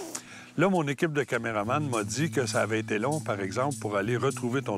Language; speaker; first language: French; native; French